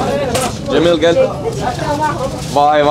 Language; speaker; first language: Turkish; non-native, learner; French